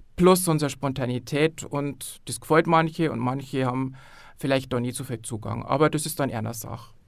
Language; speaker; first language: German; native; German